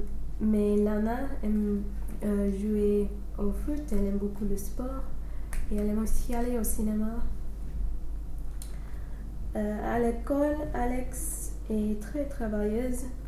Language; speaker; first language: French; non-native, learner; English